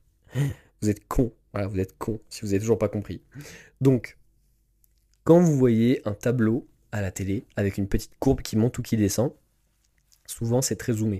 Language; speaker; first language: French; native; French